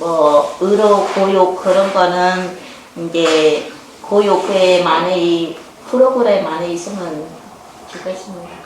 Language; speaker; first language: Korean; non-native, learner; Vietnamese